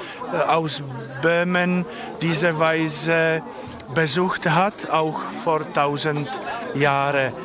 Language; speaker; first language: German; non-native, fluent; Czech